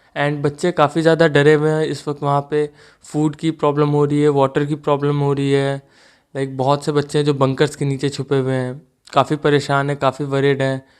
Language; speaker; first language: Hindi; native; Hindi